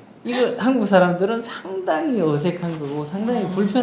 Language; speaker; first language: Korean; non-native, local second language; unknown